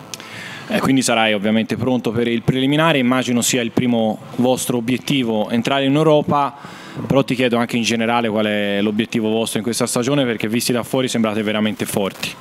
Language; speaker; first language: Italian; native; Italian